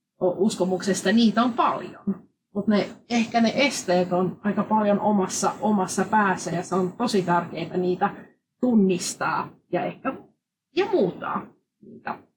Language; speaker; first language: Finnish; non-native, fluent; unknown